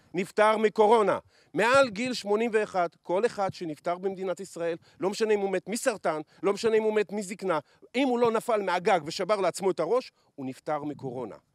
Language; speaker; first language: Hebrew; early bilingual, other home language; Russian